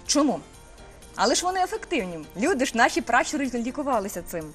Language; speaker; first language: Ukrainian; native; Ukrainian